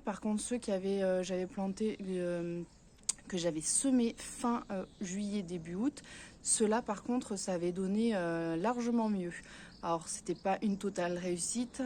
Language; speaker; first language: French; native; French